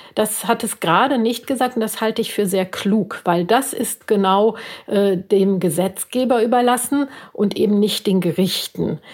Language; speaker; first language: German; native; German